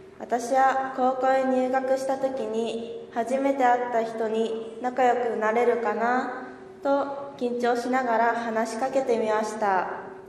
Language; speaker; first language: Japanese; early bilingual, other home language; Chinese